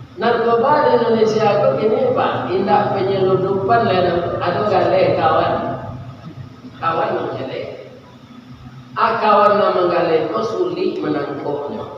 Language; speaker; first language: Malay; non-native, local second language; Minangkabau